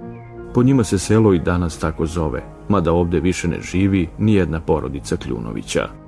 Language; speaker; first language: Bosnian; native; Bosnian